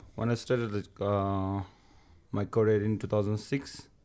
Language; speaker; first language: English; non-native, local second language; Sherpa